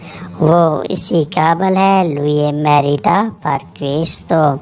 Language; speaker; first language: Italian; non-native, learner; Urdu